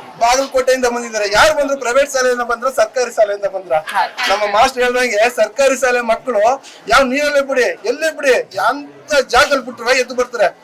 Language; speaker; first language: Kannada; native; Kannada